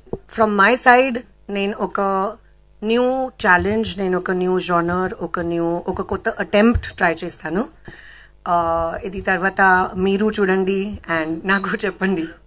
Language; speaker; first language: Telugu; non-native, local second language; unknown